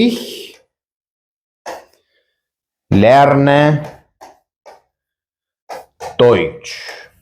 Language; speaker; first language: German; non-native, fluent; Ukrainian